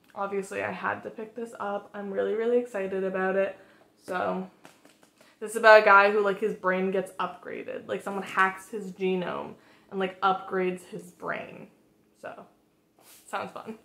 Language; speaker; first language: English; native; English